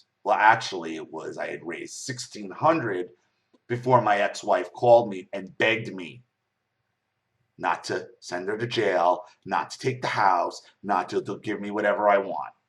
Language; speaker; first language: English; native; English